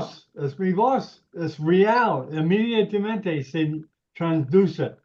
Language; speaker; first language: Spanish; non-native, learner; English